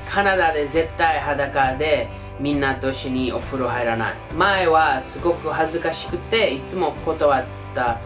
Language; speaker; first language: Japanese; non-native, fluent; English